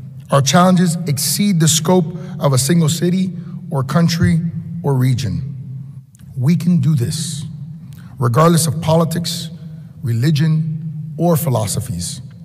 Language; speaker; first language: English; early bilingual, other home language; Spanish